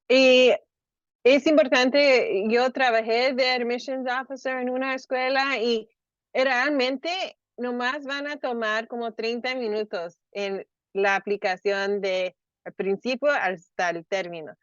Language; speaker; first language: Spanish; early bilingual, heritage; Spanish